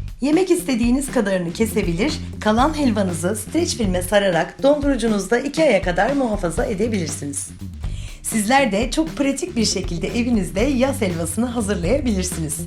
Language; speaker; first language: Turkish; native; Turkish